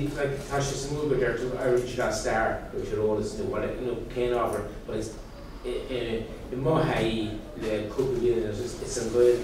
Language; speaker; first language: Irish; non-native, local second language; English